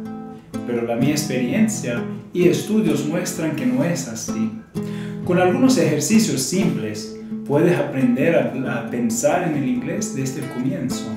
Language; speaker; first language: Spanish; non-native, fluent; Italian